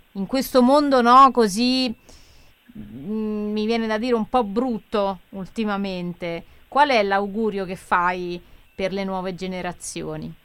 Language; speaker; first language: Italian; native; Italian